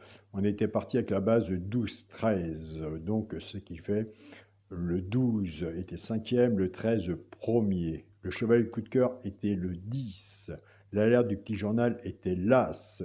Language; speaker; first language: French; native; French